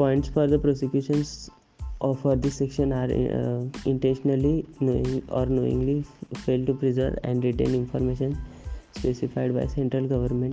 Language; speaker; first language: English; non-native, local second language; Marathi